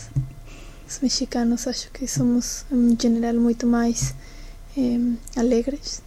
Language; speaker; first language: Portuguese; non-native, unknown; Spanish